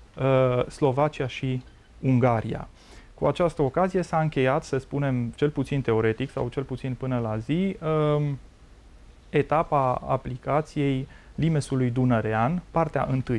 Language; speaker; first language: Romanian; native; Romanian